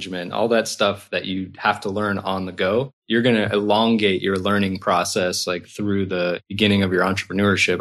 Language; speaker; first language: English; native; English